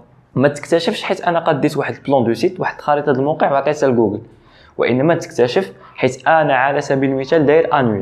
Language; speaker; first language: Arabic; native; Arabic